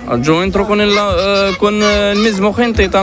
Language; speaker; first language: Spanish; non-native, learner; Arabic